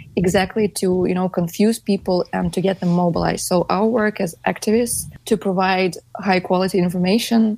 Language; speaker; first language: English; non-native, fluent; Russian